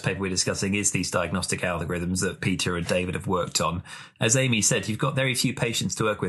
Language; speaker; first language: English; native; English